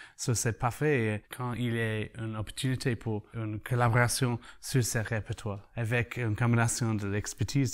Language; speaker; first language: French; non-native, learner; English